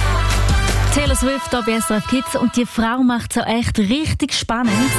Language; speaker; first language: German; native; German